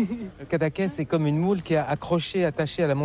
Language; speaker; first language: French; native; French